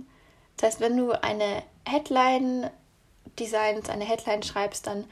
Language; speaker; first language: German; native; German